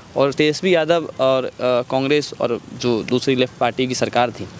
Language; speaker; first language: Hindi; native; Hindi